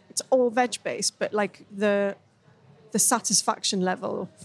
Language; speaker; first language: English; native; English